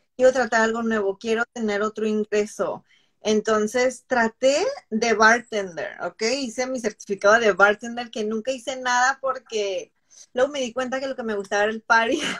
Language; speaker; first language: Spanish; native; Spanish